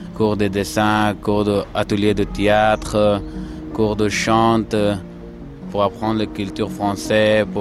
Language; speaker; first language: French; non-native, learner; Persian